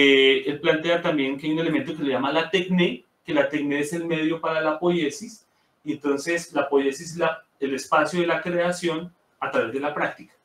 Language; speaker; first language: Spanish; native; Spanish